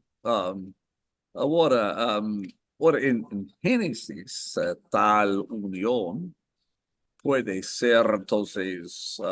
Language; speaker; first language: Spanish; non-native, fluent; English